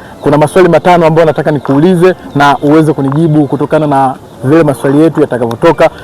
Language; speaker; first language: Swahili; native; Swahili